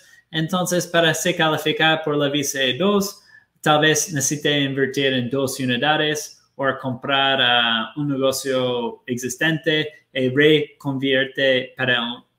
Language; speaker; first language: Spanish; non-native, fluent; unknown